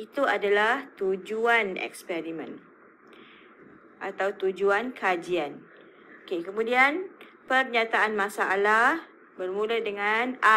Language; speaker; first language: Malay; native; Malay